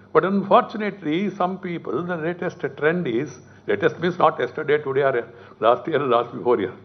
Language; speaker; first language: English; non-native, local second language; Telugu